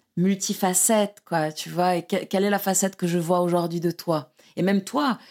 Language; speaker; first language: French; non-native, fluent; Portuguese